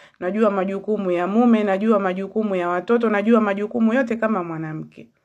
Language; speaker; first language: Swahili; native; Swahili